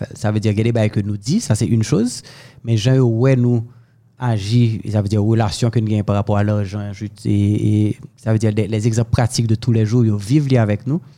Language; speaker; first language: French; non-native, local second language; Haitian Creole